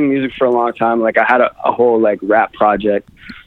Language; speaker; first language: English; native; English